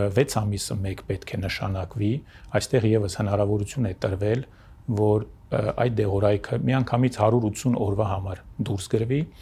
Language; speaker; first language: Armenian; native; Armenian